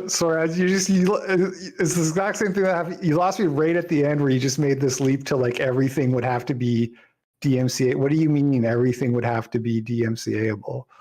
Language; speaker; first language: English; native; English